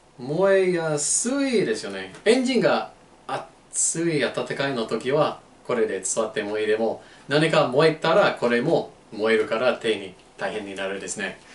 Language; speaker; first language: Japanese; non-native, learner; English